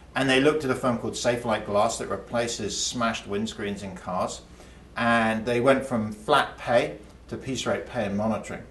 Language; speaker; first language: English; native; English